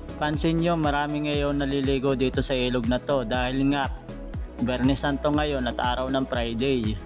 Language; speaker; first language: Filipino; native; Filipino